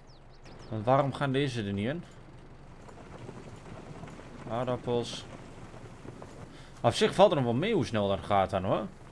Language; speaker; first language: Dutch; native; Dutch